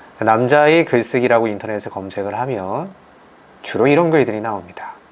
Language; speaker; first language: Korean; native; Korean